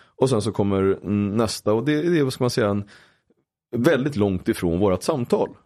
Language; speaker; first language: Swedish; native; Swedish